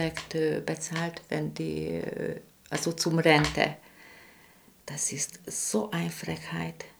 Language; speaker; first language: German; non-native, fluent; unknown